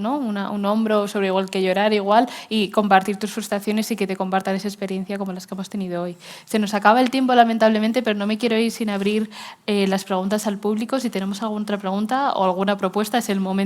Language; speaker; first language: Spanish; native; Spanish